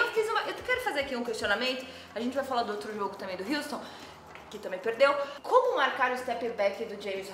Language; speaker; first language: Portuguese; native; Portuguese